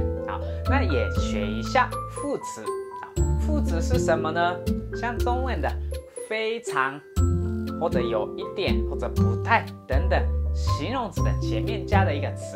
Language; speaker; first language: Chinese; non-native, fluent; Japanese